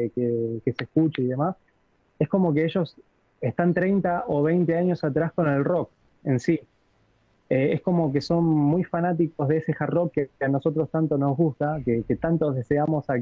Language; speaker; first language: Spanish; native; Spanish